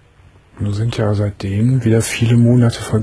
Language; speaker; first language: German; native; German